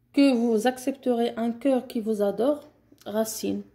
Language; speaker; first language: French; non-native, local second language; Arabic